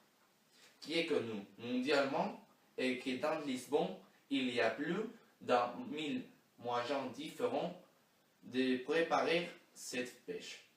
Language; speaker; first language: French; non-native, learner; Spanish